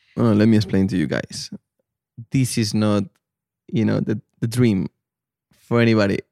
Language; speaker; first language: English; non-native, fluent; Spanish